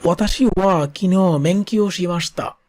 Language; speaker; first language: Japanese; non-native, fluent; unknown